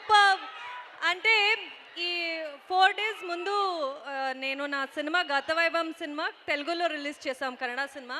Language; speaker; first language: Telugu; non-native, local second language; Kannada